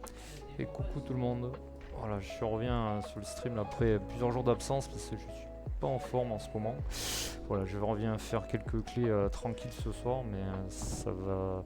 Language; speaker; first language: French; native; French